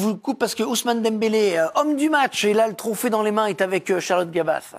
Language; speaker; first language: French; native; French